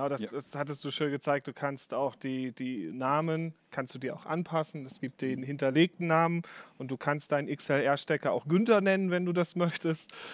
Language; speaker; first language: German; native; German